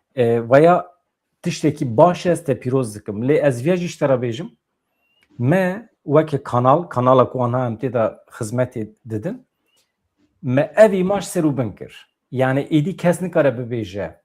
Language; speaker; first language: Kurdish; native; Kurdish